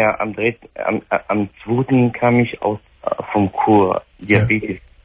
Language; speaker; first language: German; non-native, fluent; Arabic